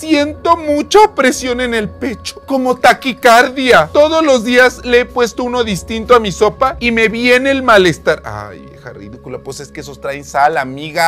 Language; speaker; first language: Spanish; native; Spanish